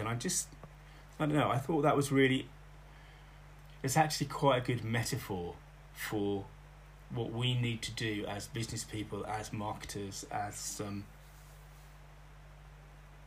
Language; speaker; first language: English; native; English